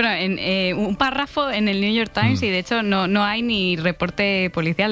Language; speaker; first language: Spanish; native; Spanish